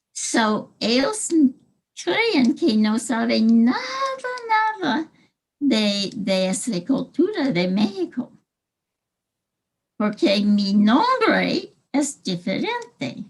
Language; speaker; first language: Spanish; early bilingual, heritage; English